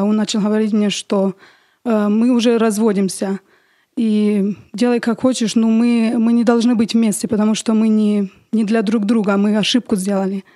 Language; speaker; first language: Russian; early bilingual, heritage; Russian